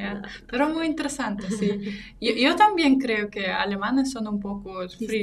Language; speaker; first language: Spanish; non-native, fluent; Russian